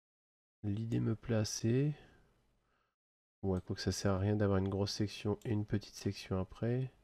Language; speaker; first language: French; native; French